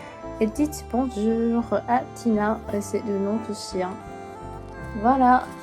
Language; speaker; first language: French; non-native, fluent; Japanese